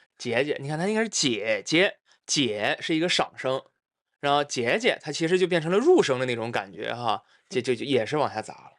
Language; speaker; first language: Chinese; native; Chinese